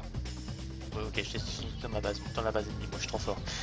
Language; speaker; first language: French; native; French